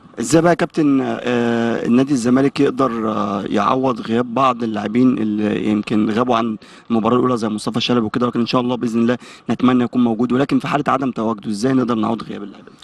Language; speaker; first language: Arabic; native; Arabic